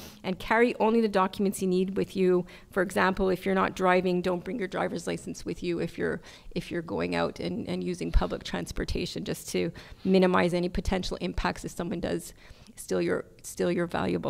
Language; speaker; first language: English; native; English